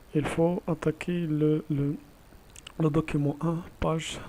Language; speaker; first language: French; non-native, local second language; Arabic